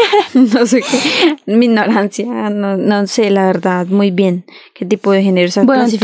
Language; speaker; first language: Spanish; native; Spanish